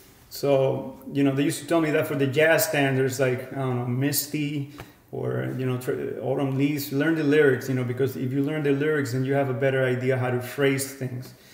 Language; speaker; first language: English; non-native, fluent; Spanish